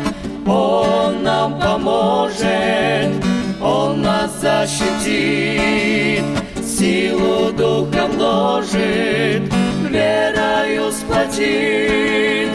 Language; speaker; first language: Russian; native; Russian